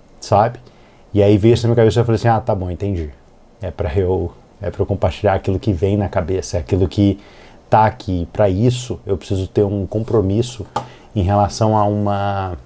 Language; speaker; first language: Portuguese; native; Portuguese